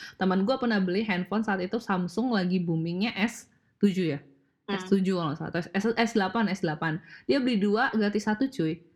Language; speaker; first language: Indonesian; native; Indonesian